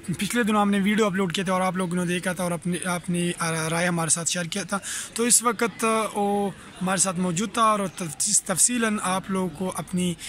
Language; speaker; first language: Urdu; non-native, local second language; Pashto